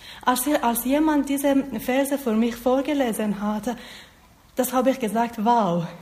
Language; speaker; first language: German; non-native, learner; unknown